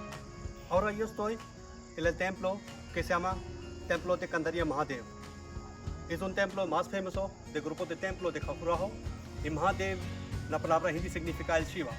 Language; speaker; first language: Spanish; non-native, learner; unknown